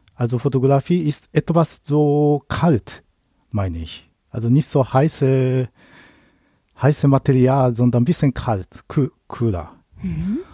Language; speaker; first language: German; non-native, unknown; Japanese